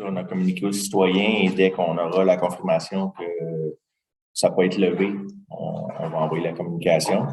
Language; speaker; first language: French; native; French